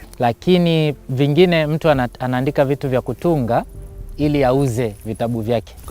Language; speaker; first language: Swahili; native; Swahili